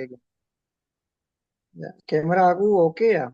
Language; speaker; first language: Indonesian; non-native, learner; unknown